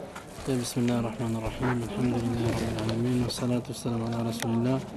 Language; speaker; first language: Arabic; non-native, fluent; French